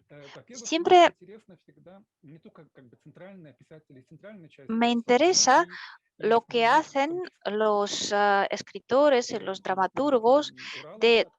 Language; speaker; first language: Spanish; non-native, fluent; Russian